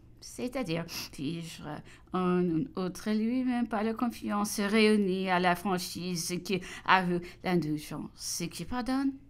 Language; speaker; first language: French; non-native, fluent; English